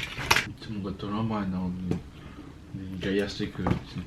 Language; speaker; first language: Korean; non-native, fluent; Japanese